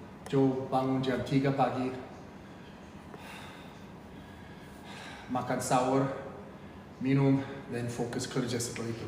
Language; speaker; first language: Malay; non-native, learner; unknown